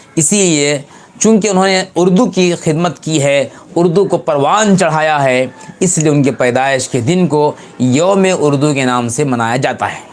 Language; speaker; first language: Urdu; native; Urdu